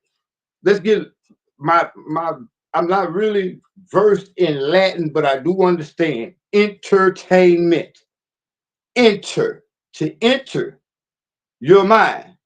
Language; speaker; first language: English; native; English